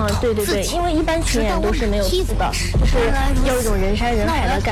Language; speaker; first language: Chinese; native; Chinese